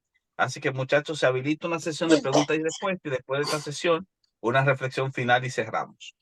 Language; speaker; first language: Spanish; native; Spanish